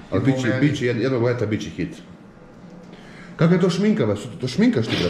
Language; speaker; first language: Serbian; native; Serbian